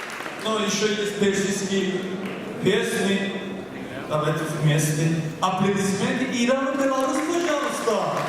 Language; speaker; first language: Russian; non-native, learner; Persian